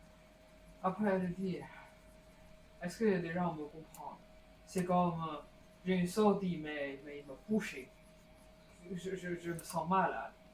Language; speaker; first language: French; non-native, learner; Chinese